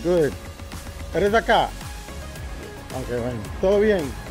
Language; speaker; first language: Spanish; non-native, learner; English